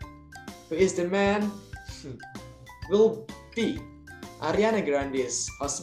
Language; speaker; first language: English; non-native, learner; Indonesian